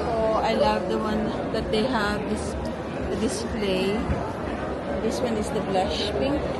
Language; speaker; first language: English; non-native, fluent; Filipino